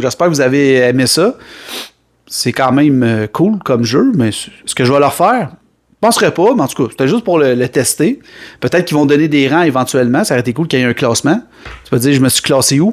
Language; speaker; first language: French; native; French